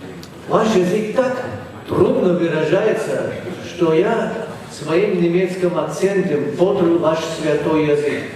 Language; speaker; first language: Russian; non-native, fluent; German